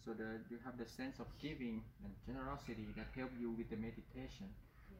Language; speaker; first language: English; non-native, learner; Thai